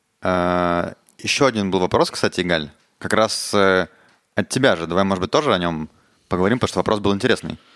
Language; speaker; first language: Russian; native; Russian